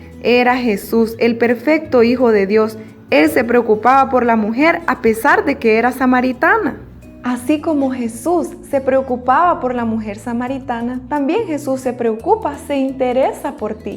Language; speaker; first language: Spanish; native; Spanish